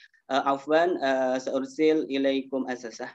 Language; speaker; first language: Arabic; non-native, learner; Indonesian